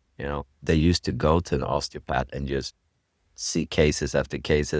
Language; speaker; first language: English; non-native, fluent; Swedish